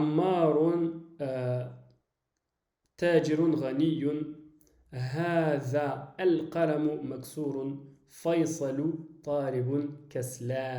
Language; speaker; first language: Arabic; non-native, fluent; French